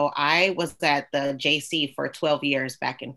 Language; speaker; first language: English; native; English